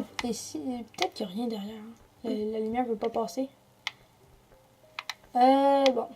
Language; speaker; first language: French; native; French